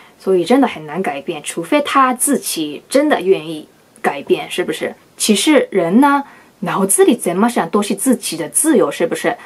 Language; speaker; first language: Chinese; non-native, fluent; Japanese